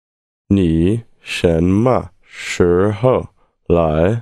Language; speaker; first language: Chinese; non-native, learner; English